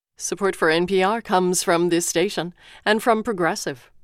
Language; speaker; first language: English; non-native, fluent; Ukrainian